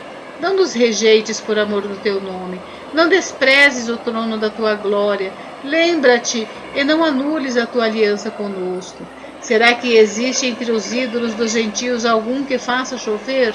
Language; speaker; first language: Portuguese; native; Portuguese